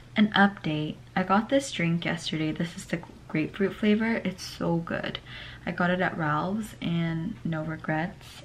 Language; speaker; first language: English; early bilingual, other home language; Korean